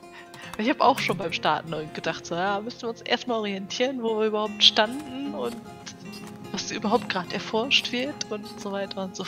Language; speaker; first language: German; native; German